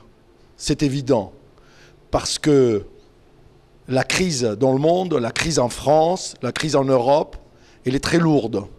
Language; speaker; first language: French; non-native, fluent; Greek